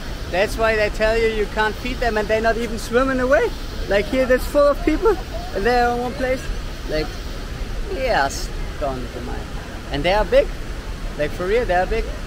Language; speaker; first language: English; non-native, fluent; German